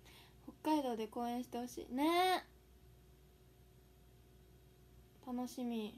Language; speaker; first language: Japanese; native; Japanese